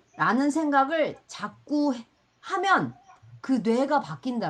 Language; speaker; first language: Korean; native; Korean